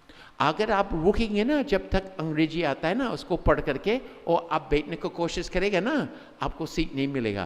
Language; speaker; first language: Hindi; non-native, fluent; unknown